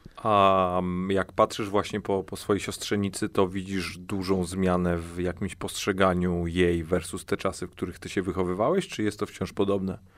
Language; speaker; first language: Polish; native; Polish